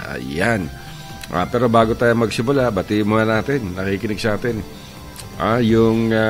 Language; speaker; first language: Filipino; non-native, local second language; Chavacano